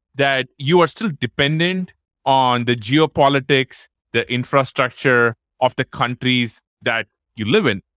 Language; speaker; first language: English; non-native, local second language; Tamil